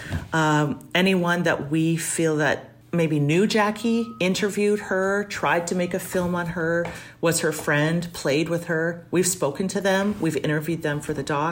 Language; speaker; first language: English; native; English